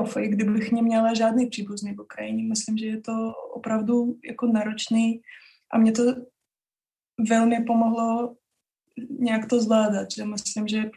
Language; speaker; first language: Czech; non-native, fluent; Russian